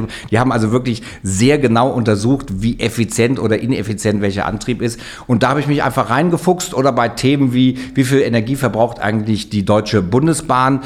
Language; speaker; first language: German; native; German